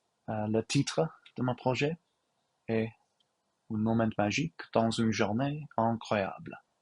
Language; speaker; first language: French; non-native, learner; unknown